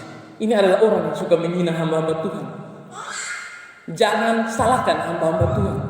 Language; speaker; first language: Indonesian; non-native, local second language; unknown